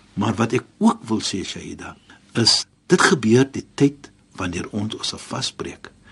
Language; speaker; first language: Afrikaans; non-native, fluent; Arabic